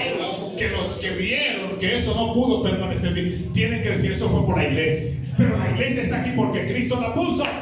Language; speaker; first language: Spanish; native; Spanish